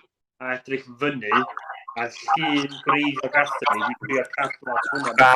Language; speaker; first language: Welsh; native; Welsh